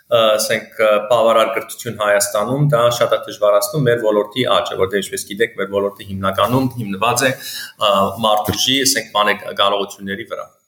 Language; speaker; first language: Armenian; early bilingual, heritage; Armenian